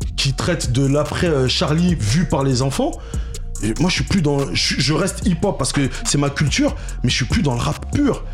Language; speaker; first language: French; native; French